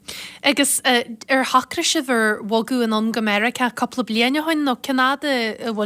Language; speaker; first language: Irish; native; Irish